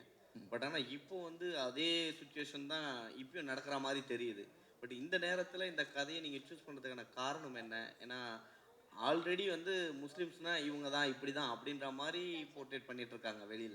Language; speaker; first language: Tamil; native; Tamil